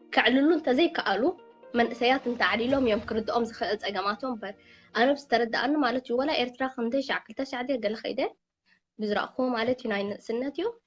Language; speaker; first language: Tigrinya; early bilingual, heritage; Tigrinya